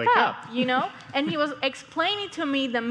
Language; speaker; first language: English; non-native, fluent; Portuguese